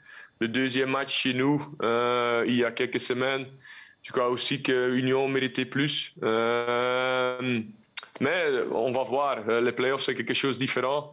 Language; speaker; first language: French; non-native, local second language; Dutch